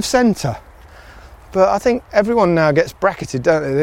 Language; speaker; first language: English; native; English